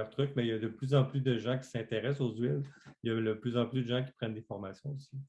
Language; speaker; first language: French; native; French